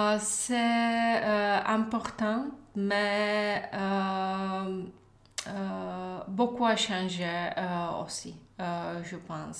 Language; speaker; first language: French; non-native, learner; Czech